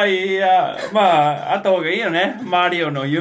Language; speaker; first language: Japanese; non-native, fluent; English